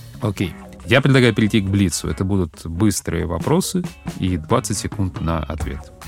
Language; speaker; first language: Russian; native; Russian